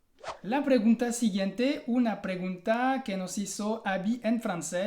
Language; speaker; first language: Spanish; non-native, fluent; French